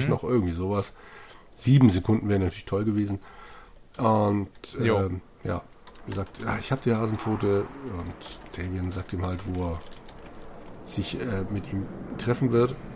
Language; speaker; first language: German; native; German